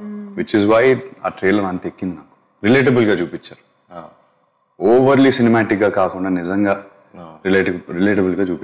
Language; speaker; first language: Telugu; native; Telugu